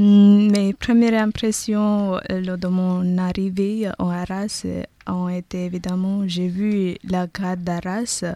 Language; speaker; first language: French; non-native, learner; Tamil